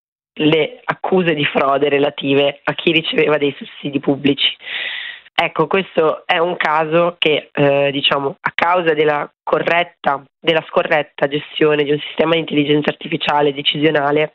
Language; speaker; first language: Italian; native; Italian